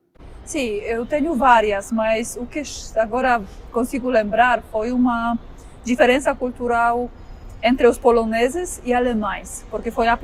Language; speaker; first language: Portuguese; non-native, fluent; Polish